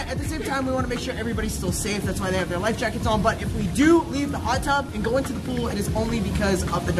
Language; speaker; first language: English; native; English